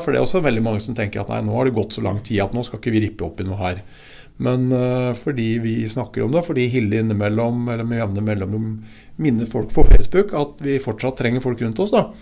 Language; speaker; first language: Norwegian; native; Norwegian